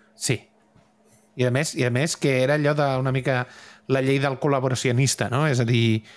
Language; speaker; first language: Catalan; native; Catalan